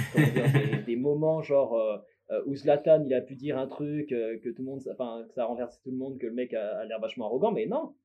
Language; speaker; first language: French; native; French